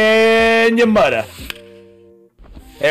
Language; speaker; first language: English; native; English